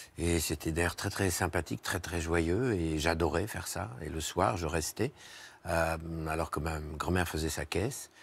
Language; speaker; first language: French; native; French